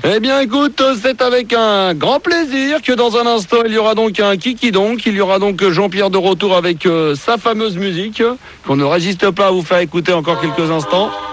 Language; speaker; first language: French; native; French